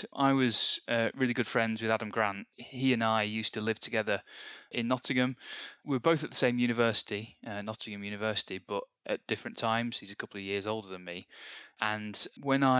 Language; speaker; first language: English; native; English